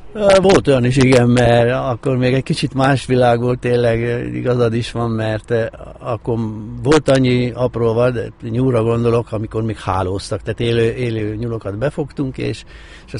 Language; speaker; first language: Hungarian; native; Hungarian